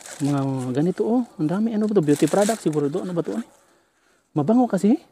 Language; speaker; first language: Filipino; non-native, local second language; Cebuano